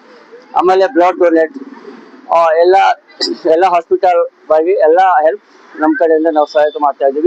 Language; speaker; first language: Kannada; non-native, local second language; Odia